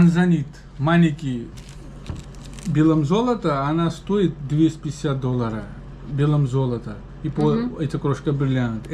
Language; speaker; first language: Russian; non-native, learner; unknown